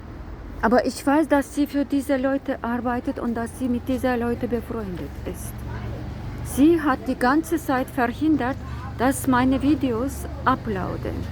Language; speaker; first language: German; non-native, fluent; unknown